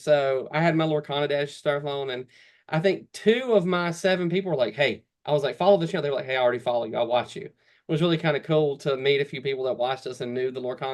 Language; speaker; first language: English; native; English